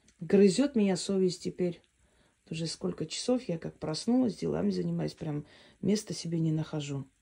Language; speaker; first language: Russian; non-native, local second language; Armenian